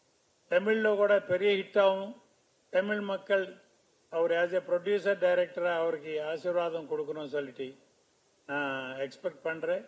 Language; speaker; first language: Tamil; non-native, learner; Telugu